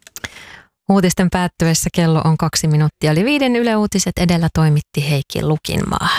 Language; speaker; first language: Finnish; native; Finnish